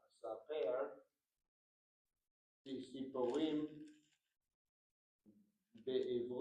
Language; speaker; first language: Hebrew; non-native, learner; English